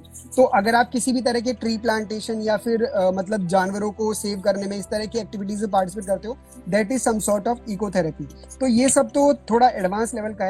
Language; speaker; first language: Hindi; native; Hindi